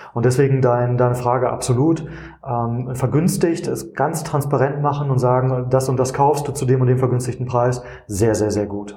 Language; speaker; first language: German; native; German